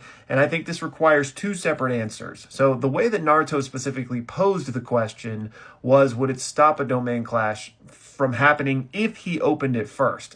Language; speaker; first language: English; native; English